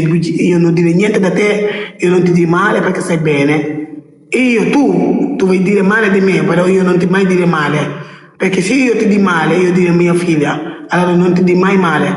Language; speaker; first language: Italian; non-native, learner; Wolof